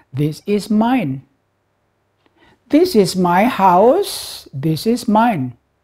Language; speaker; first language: English; non-native, fluent; Indonesian